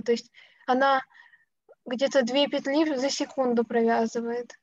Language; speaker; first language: Russian; native; Russian